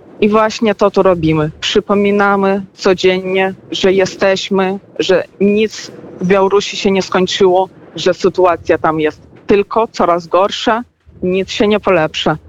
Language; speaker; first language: Polish; non-native, fluent; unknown